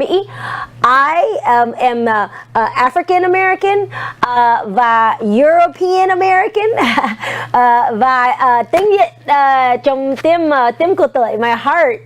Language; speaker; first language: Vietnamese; non-native, learner; English